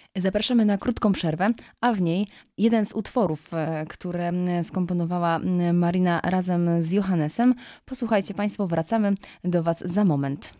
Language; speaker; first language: Polish; native; Polish